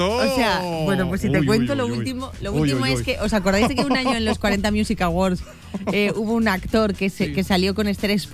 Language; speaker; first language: Spanish; native; Spanish